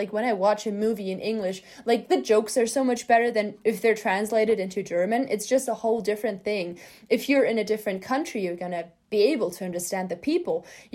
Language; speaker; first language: English; non-native, fluent; German